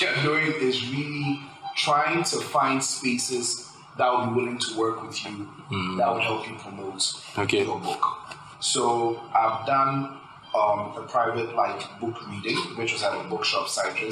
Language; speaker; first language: English; non-native, local second language; Akan